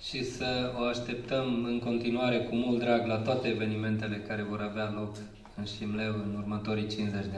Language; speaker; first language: Romanian; native; Romanian